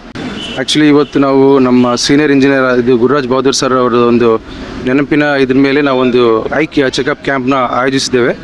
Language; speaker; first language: Kannada; native; Kannada